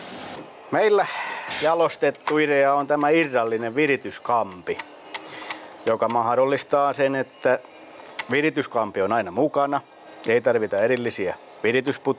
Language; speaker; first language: Finnish; native; Finnish